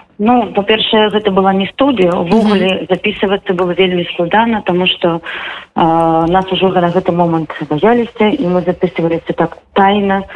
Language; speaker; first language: Belarusian; non-native, local second language; Russian